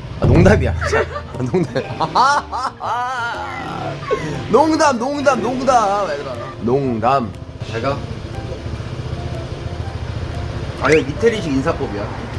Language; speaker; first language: Korean; native; Korean